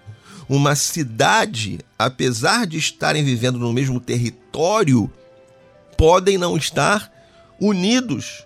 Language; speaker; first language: Portuguese; native; Portuguese